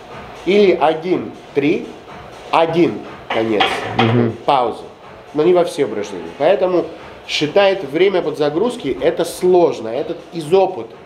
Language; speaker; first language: Russian; non-native, fluent; Greek